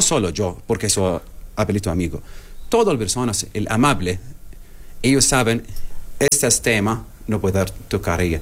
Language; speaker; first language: Spanish; non-native, learner; Arabic